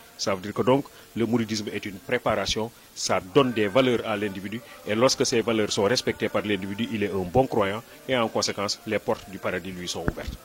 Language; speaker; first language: French; non-native, local second language; Wolof